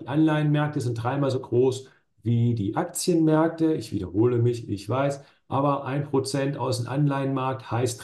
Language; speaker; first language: German; native; German